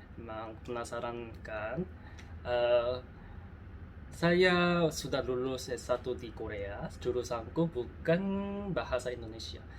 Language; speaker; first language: Indonesian; non-native, learner; Korean